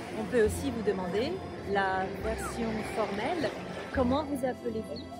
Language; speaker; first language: French; native; French